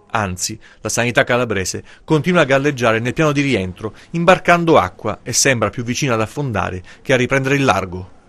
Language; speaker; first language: Italian; native; Italian